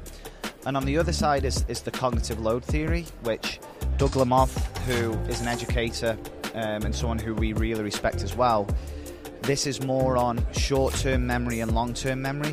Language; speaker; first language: English; native; English